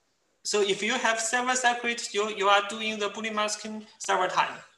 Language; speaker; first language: English; non-native, fluent; Chinese